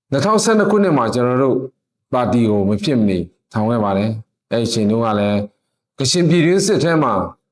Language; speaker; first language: Burmese; non-native, local second language; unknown